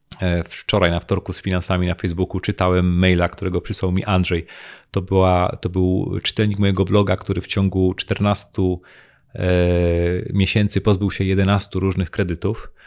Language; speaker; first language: Polish; native; Polish